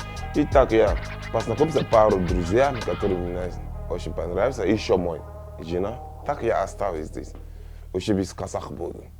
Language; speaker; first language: Russian; non-native, learner; Yoruba